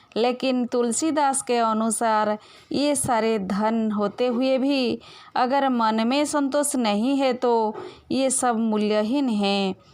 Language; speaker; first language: Hindi; non-native, local second language; Odia